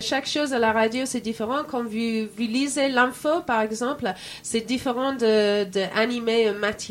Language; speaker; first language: French; non-native, fluent; English